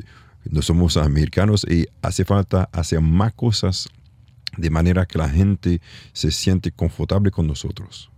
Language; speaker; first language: Spanish; non-native, learner; French